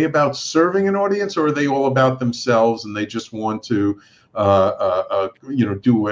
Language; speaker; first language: English; native; English